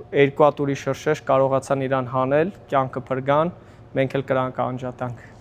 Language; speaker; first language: Armenian; early bilingual, heritage; Armenian